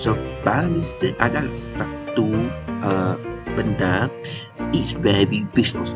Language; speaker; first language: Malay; non-native, local second language; Chinese